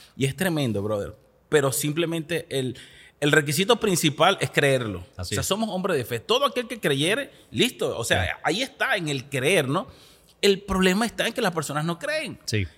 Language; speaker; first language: Spanish; native; Spanish